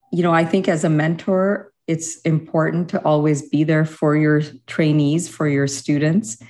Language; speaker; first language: English; early bilingual, other home language; Hindi